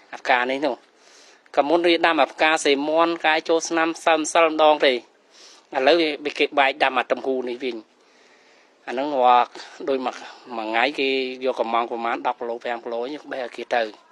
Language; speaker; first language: Khmer; native; Khmer